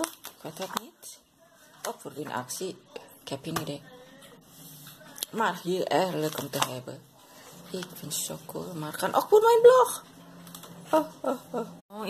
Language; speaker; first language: Dutch; non-native, learner; Indonesian